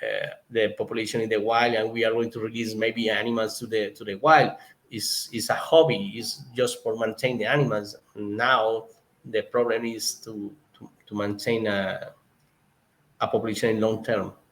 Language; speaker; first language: English; non-native, learner; Spanish